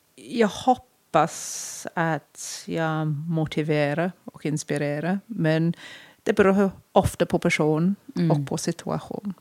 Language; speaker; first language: Swedish; non-native, fluent; English